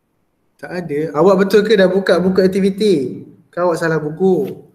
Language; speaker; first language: Malay; native; Malay